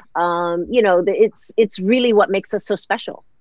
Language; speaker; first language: English; early bilingual, other home language; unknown